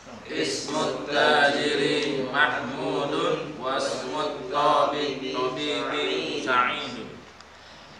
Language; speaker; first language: Arabic; non-native, learner; Indonesian